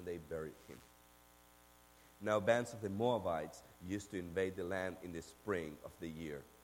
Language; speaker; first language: English; non-native, fluent; Spanish